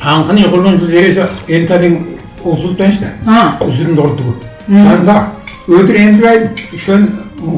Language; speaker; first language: Mongolian; non-native, local second language; Kazakh